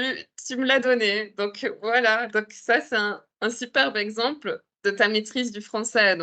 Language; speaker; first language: French; native; French